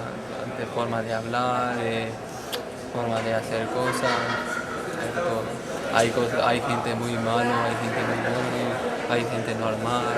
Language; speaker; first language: Spanish; non-native, learner; Punjabi